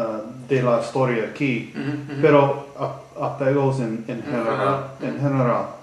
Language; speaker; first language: Spanish; non-native, learner; English